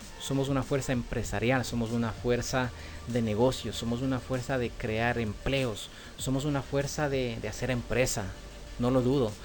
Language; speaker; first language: Spanish; native; Spanish